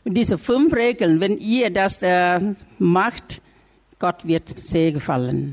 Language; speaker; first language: German; non-native, learner; Thai